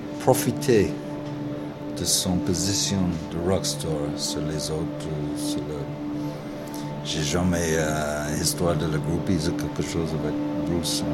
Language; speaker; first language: French; non-native, learner; English